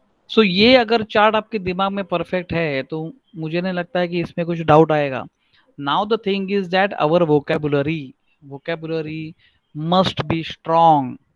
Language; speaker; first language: Hindi; non-native, local second language; Marathi